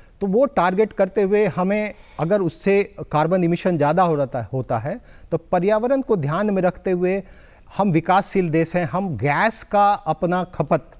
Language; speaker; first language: Hindi; native; Hindi